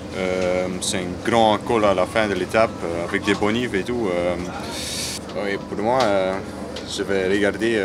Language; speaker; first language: French; non-native, fluent; Dutch